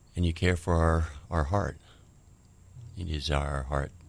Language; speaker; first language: English; native; English